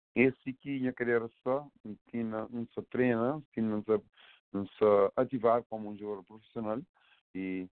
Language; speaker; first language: Portuguese; non-native, local second language; Kabuverdianu